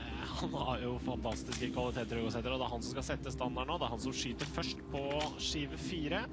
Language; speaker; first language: Norwegian; native; Norwegian